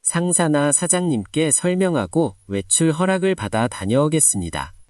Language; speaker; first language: Korean; non-native, learner; Nepali